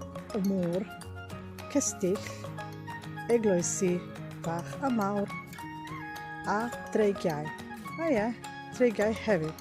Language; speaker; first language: Welsh; non-native, learner; Slovenian